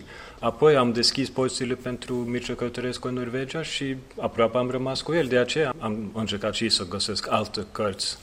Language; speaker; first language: Romanian; non-native, fluent; Norwegian